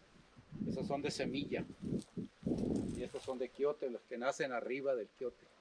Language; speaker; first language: Spanish; native; Spanish